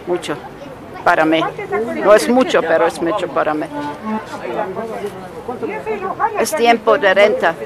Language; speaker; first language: Spanish; non-native, learner; English